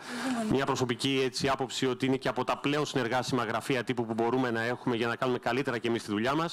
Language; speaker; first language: Greek; native; Greek